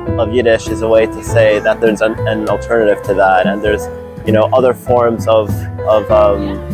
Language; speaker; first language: English; native; English